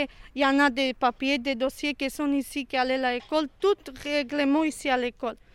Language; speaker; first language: French; non-native, learner; Serbian